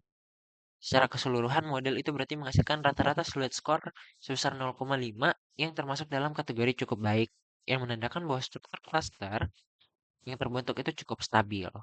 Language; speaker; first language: Indonesian; native; Indonesian